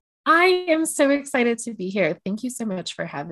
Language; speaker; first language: English; native; English